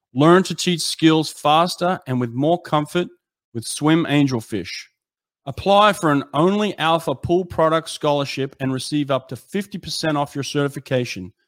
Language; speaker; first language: English; native; English